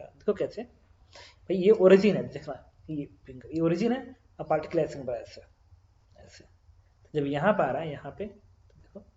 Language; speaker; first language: Hindi; native; Hindi